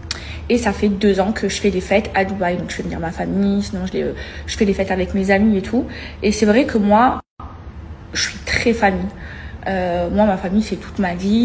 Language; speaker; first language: French; native; French